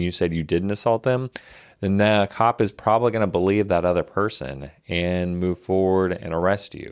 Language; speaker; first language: English; native; English